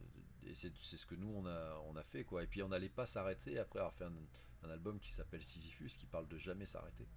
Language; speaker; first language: French; native; French